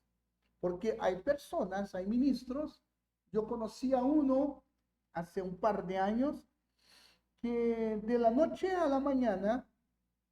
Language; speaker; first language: Spanish; non-native, fluent; Portuguese